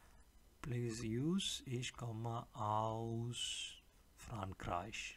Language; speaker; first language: German; non-native, fluent; English